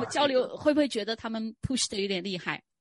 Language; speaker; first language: Chinese; native; Chinese